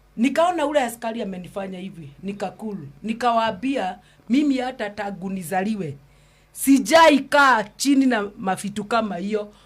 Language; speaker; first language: Swahili; non-native, local second language; Kikuyu